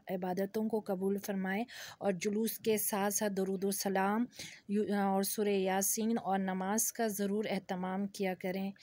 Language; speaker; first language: Urdu; native; Urdu